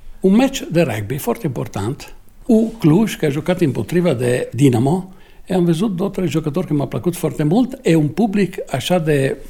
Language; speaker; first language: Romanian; non-native, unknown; Italian